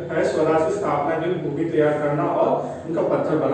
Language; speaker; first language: Hindi; non-native, local second language; Telugu